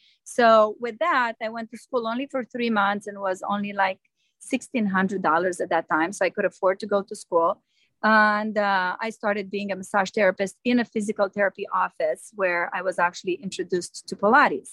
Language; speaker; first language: English; non-native, fluent; Romanian